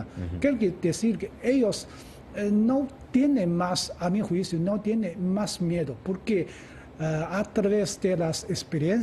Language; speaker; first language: Spanish; non-native, fluent; Chinese